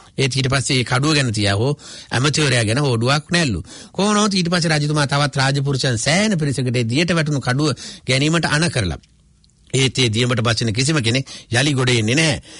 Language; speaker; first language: Sinhala; native; Sinhala